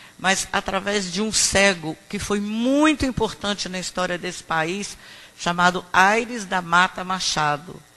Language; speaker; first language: Portuguese; native; Portuguese